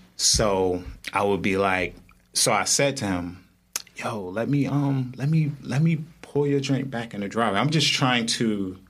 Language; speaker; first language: English; native; English